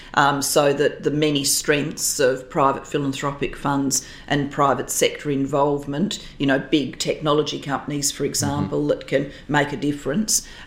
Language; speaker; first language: English; native; English